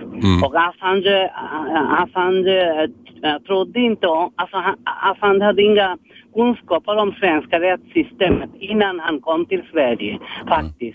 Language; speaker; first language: Swedish; non-native, fluent; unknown